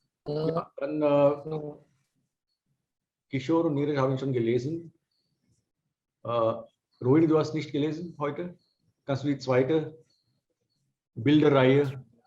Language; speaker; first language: German; non-native, fluent; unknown